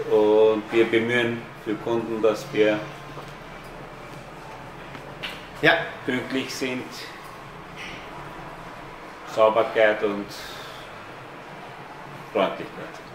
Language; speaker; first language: German; early bilingual, other home language; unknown